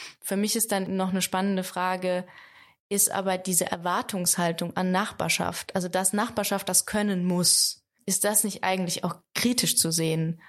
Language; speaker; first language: German; native; German